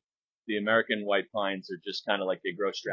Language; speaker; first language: English; native; English